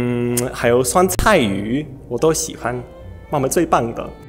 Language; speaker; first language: Chinese; early bilingual, heritage; Chinese